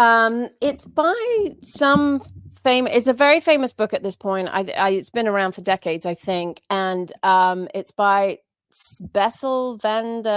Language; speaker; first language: English; native; English